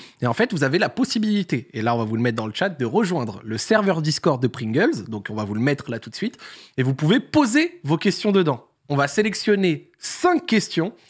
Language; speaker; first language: French; native; French